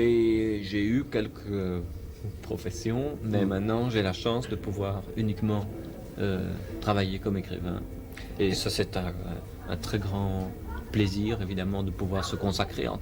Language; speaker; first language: French; native; French